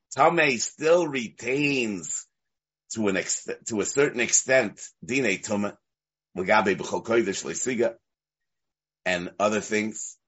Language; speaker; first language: English; native; English